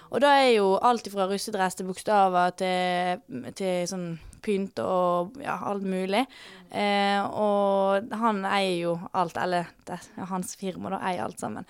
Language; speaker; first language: Norwegian; native; Norwegian